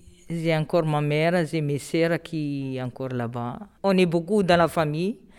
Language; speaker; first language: French; non-native, local second language; Malagasy